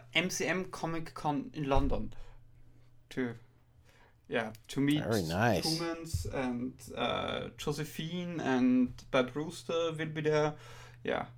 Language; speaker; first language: English; non-native, fluent; German